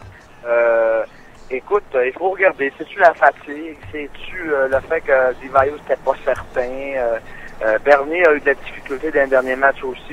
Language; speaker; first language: French; native; French